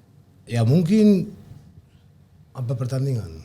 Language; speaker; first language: Indonesian; non-native, learner; Spanish